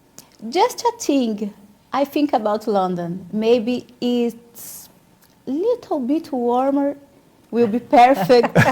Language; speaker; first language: English; non-native, learner; Portuguese